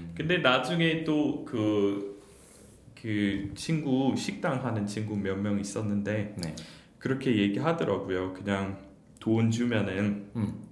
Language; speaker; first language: Korean; non-native, fluent; English